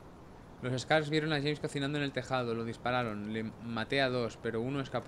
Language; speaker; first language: Spanish; native; Spanish